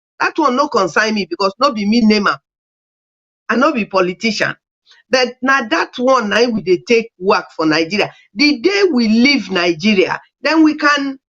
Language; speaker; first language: Nigerian Pidgin; non-native, local second language; English